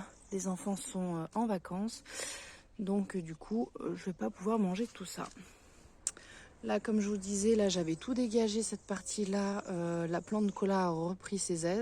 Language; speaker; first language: French; native; French